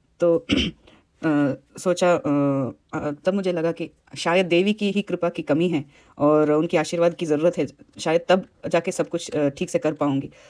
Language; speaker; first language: Hindi; non-native, local second language; Tamil